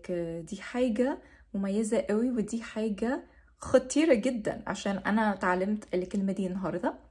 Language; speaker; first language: Arabic; non-native, learner; English